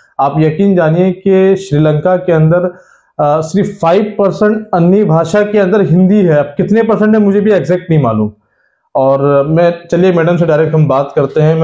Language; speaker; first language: Hindi; native; Hindi